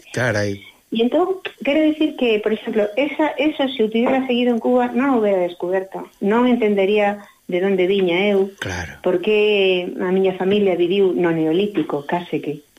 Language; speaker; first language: Galician; early bilingual, other home language; Spanish